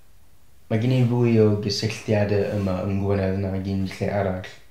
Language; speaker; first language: Welsh; non-native, fluent; English